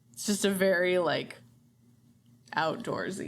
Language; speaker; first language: English; native; English